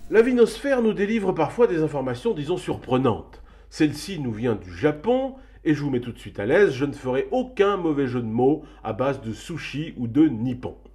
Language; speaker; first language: French; native; French